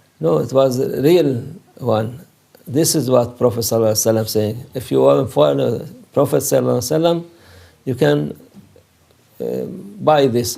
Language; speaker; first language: English; non-native, learner; Turkish